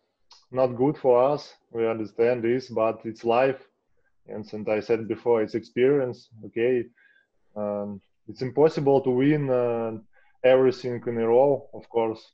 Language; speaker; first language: English; non-native, learner; Russian